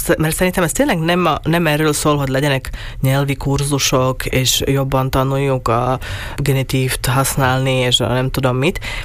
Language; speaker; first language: Hungarian; non-native, local second language; Slovak